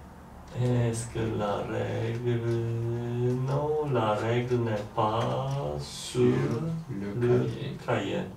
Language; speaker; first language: French; non-native, learner; Polish